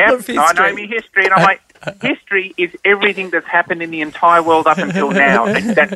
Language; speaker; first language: English; native; English